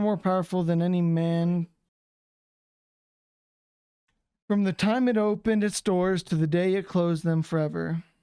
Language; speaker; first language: English; native; English